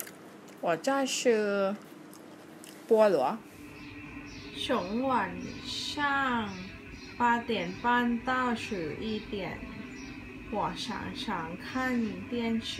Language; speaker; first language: Chinese; non-native, learner; Thai